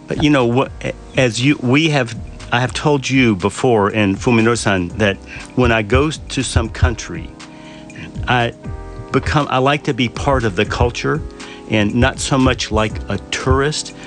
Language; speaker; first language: English; native; English